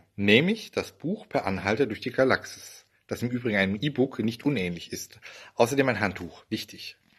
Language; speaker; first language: German; native; German